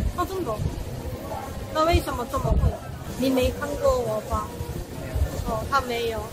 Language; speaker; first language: Chinese; non-native, learner; Korean